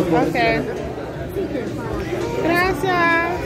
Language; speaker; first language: Spanish; non-native, learner; English